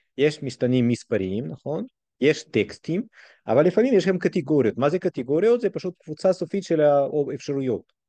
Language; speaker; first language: Hebrew; non-native, fluent; Russian